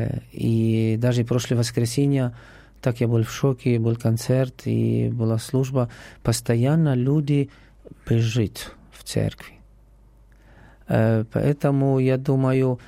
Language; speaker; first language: Russian; non-native, learner; Arabic